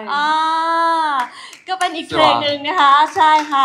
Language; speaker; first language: Chinese; non-native, fluent; Thai